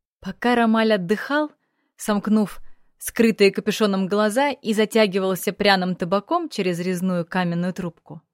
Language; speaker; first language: Russian; native; Russian